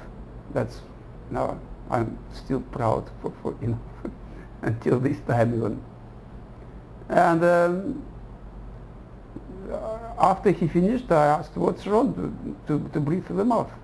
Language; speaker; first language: English; non-native, fluent; Russian